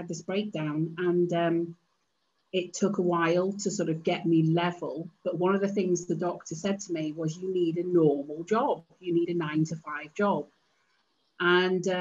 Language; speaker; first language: English; native; English